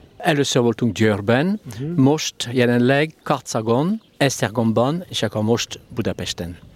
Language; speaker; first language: Hungarian; non-native, learner; French